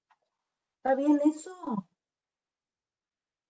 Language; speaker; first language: Spanish; native; Spanish